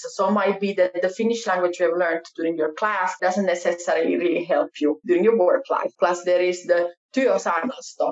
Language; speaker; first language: English; non-native, fluent; Italian